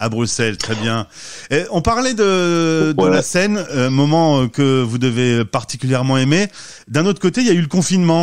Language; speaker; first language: French; native; French